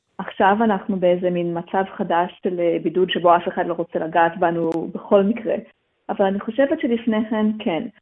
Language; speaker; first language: Hebrew; native; Hebrew